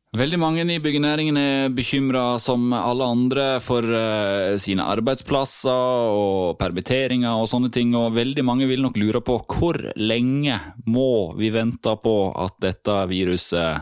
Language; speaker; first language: Norwegian; native; Norwegian